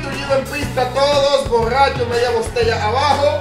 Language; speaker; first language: Spanish; native; Spanish